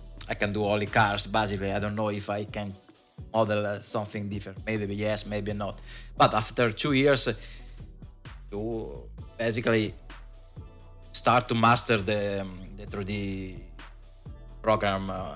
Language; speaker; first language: English; non-native, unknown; Italian